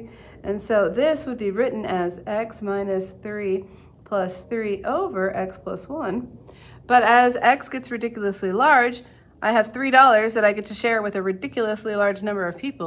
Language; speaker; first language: English; native; English